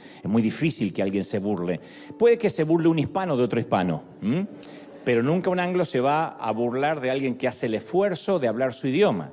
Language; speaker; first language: Spanish; native; Spanish